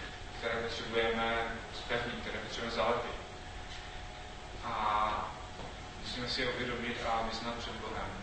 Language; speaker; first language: Czech; non-native, fluent; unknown